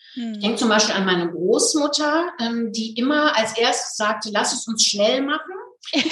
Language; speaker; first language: German; native; German